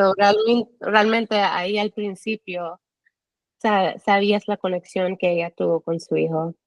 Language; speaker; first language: Spanish; early bilingual, heritage; English